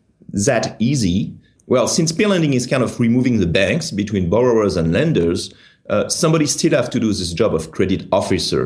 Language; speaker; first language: English; non-native, fluent; French